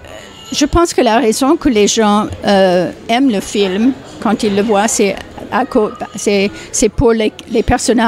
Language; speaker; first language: French; non-native, fluent; English